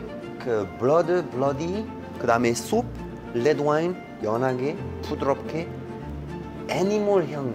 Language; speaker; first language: Korean; non-native, learner; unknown